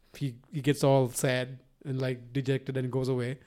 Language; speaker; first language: English; non-native, local second language; Sinhala